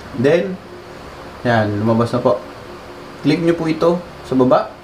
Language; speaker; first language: Filipino; native; Filipino